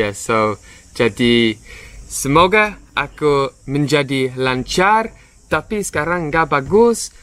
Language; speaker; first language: Indonesian; non-native, learner; English